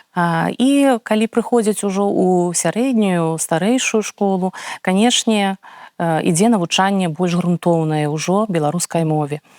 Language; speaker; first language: Belarusian; native; Belarusian